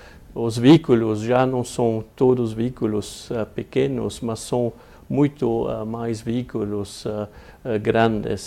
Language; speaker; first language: Portuguese; non-native, fluent; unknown